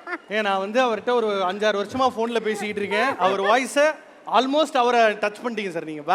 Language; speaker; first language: Tamil; native; Tamil